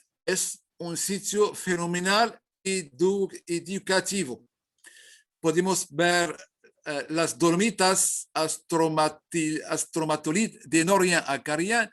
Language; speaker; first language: Spanish; non-native, learner; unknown